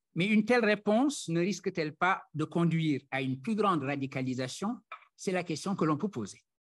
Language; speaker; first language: French; non-native, local second language; Wolof